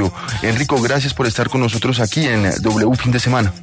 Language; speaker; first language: Spanish; native; Spanish